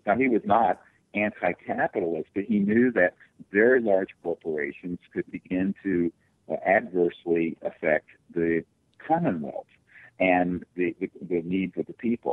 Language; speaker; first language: English; native; English